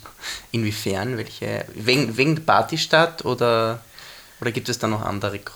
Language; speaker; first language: German; native; German